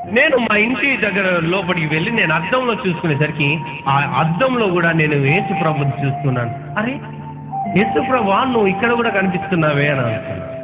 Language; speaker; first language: Telugu; non-native, local second language; Urdu